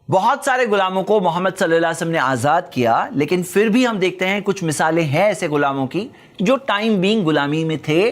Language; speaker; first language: Urdu; native; Urdu